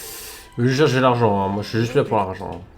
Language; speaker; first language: French; native; French